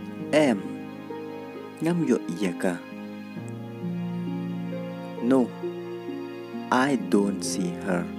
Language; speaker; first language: English; non-native, local second language; Khasi